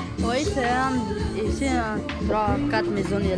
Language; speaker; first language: French; non-native, learner; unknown